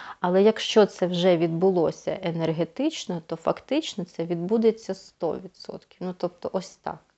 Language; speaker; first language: Ukrainian; non-native, local second language; Russian